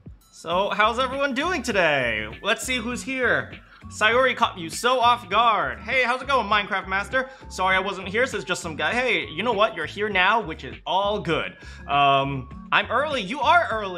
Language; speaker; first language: English; native; English